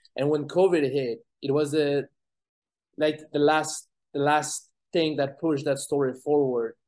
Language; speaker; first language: English; non-native, fluent; Spanish